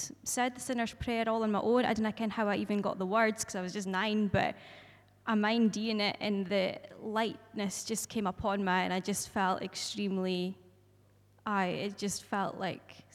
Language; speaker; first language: English; native; English